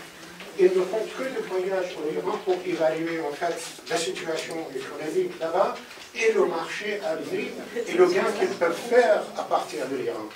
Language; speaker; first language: French; non-native, fluent; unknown